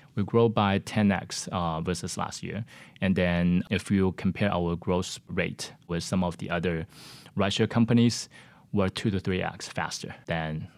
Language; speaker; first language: English; non-native, fluent; Chinese